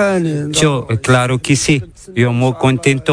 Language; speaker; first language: Spanish; non-native, learner; Arabic